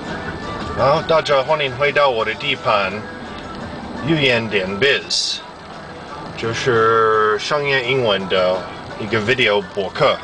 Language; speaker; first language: Chinese; non-native, fluent; English